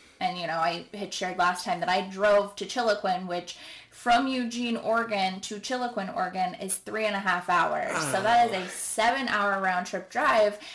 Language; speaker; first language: English; native; English